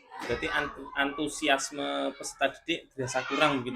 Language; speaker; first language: Indonesian; native; Indonesian